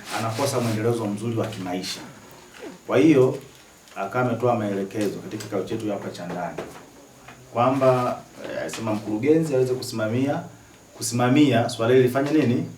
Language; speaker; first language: Swahili; native; Swahili